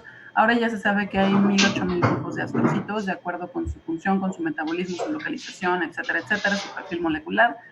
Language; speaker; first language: Spanish; native; Spanish